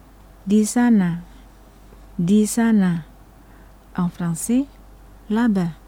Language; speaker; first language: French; non-native, fluent; Indonesian